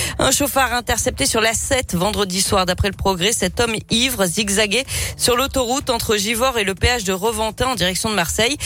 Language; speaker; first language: French; native; French